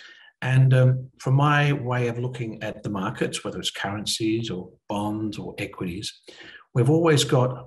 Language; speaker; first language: English; native; English